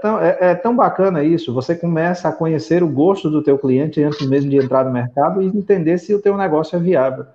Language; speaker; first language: Portuguese; native; Portuguese